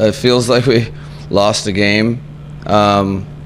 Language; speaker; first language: English; native; English